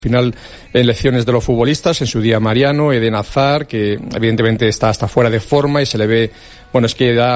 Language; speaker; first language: Spanish; native; Spanish